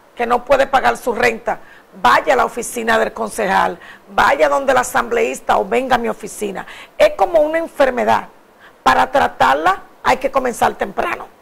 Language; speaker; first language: Spanish; native; Spanish